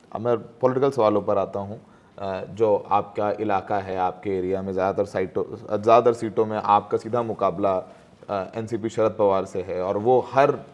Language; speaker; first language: Hindi; native; Hindi